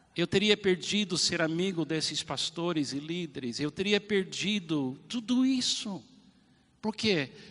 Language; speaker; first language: Portuguese; non-native, fluent; English